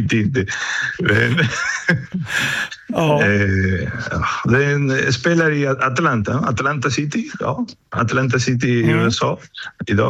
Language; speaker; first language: Swedish; non-native, learner; Spanish